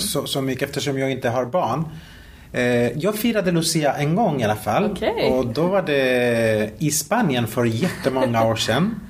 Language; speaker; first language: Swedish; non-native, fluent; Spanish